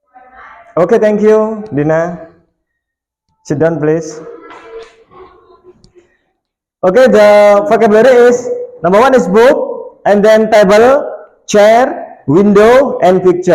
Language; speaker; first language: English; non-native, learner; Indonesian